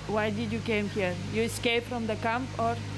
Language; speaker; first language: English; non-native, fluent; Bulgarian